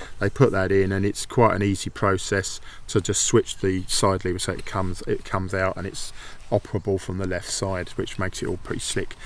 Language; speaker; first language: English; native; English